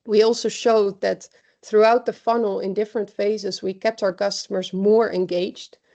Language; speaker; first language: English; non-native, fluent; Dutch